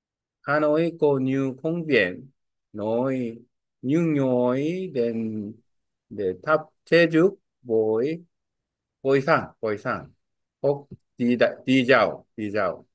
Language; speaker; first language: Vietnamese; non-native, learner; Korean